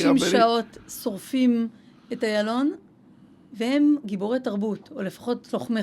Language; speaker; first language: Hebrew; native; Hebrew